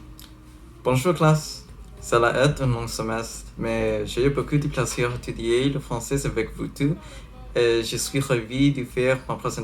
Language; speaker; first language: French; non-native, learner; English